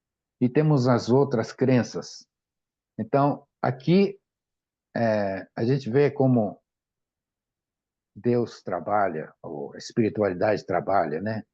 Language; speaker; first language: Portuguese; non-native, fluent; Japanese